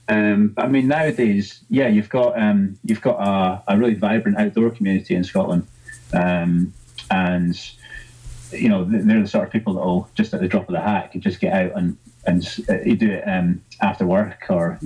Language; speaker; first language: English; native; English